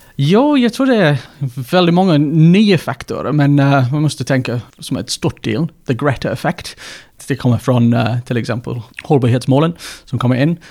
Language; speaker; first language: Swedish; non-native, fluent; English